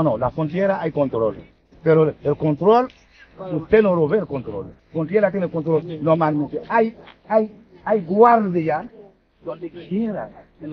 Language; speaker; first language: Spanish; non-native, learner; Haitian Creole